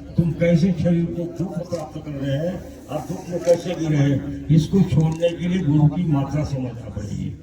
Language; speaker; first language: Hindi; non-native, local second language; Marathi